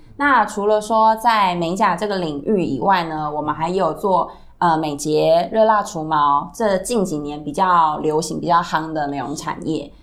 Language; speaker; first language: Chinese; native; Chinese